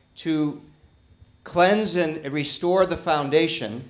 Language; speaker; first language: English; native; English